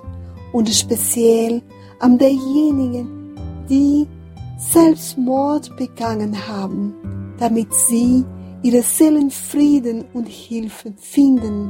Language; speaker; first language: German; non-native, fluent; Portuguese